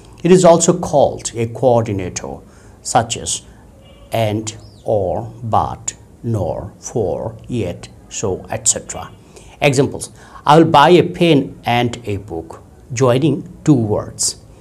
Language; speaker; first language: English; non-native, local second language; Bangla